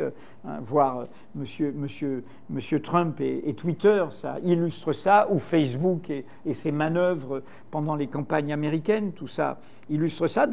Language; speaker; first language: French; native; French